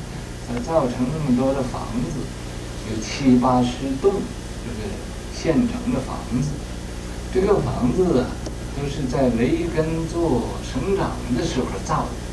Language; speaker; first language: Chinese; native; Chinese